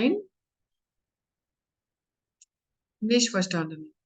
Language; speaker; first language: German; non-native, learner; Hindi